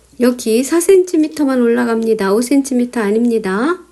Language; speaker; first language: Korean; native; Korean